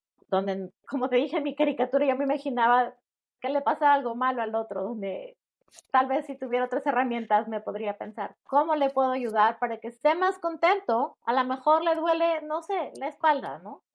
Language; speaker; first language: Spanish; native; Spanish